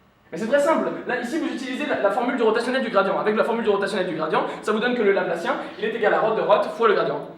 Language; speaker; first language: French; native; French